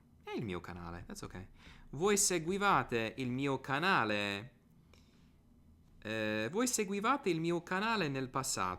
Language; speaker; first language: Italian; non-native, fluent; English